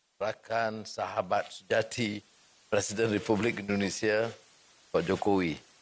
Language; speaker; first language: Malay; native; Malay